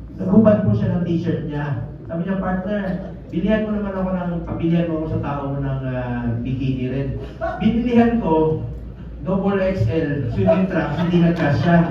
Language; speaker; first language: Filipino; non-native, local second language; Cebuano